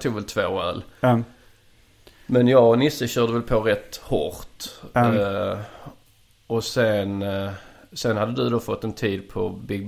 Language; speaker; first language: Swedish; native; Swedish